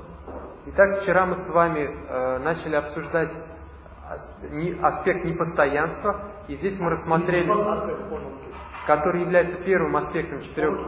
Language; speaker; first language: Russian; native; Russian